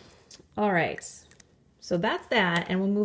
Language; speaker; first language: English; native; English